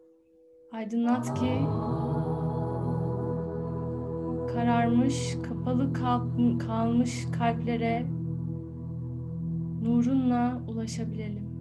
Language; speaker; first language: Turkish; native; Turkish